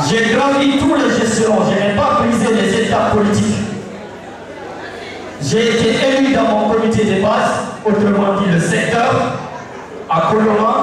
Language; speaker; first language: French; non-native, local second language; Fula